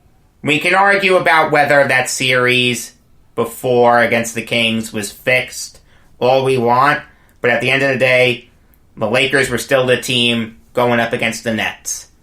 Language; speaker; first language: English; native; English